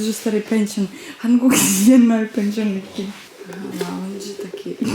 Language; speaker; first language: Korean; non-native, learner; Ukrainian